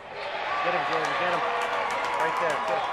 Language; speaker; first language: English; native; English